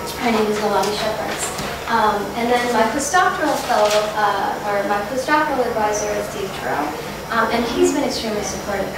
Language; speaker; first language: English; native; English